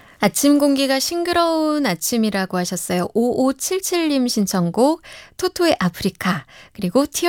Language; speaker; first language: Korean; native; Korean